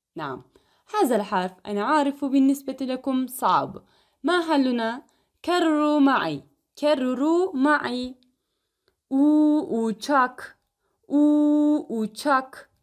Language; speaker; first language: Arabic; non-native, fluent; Turkish